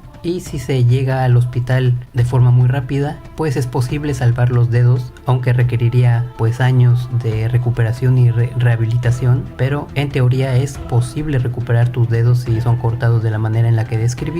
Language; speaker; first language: Spanish; native; Spanish